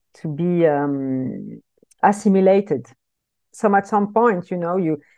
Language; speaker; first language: English; non-native, fluent; French